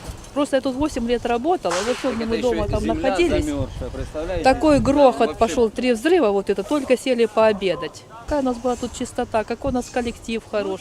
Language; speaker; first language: Russian; native; Russian